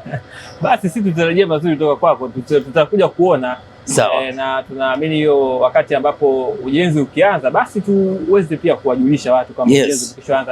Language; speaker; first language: Swahili; native; Swahili